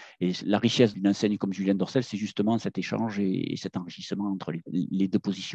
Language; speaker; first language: French; native; French